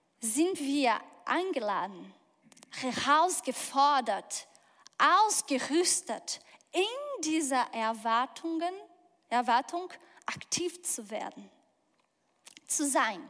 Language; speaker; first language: German; non-native, fluent; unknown